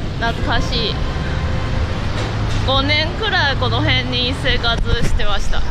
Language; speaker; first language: Japanese; non-native, fluent; Chinese